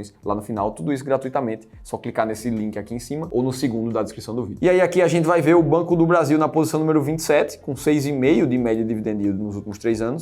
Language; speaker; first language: Portuguese; native; Portuguese